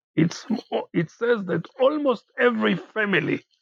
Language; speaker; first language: English; non-native, fluent; Hebrew